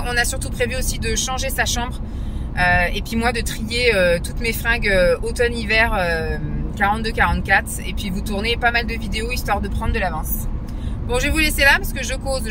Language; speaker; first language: French; native; French